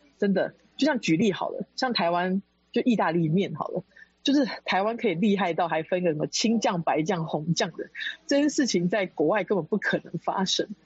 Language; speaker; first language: Chinese; early bilingual, heritage; Chinese